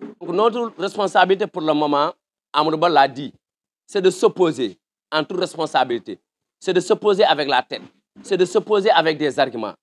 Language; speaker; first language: French; non-native, local second language; Wolof